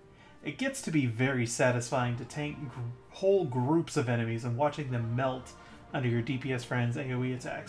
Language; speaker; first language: English; native; English